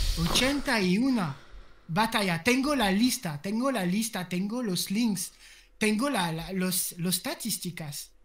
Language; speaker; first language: Spanish; non-native, learner; French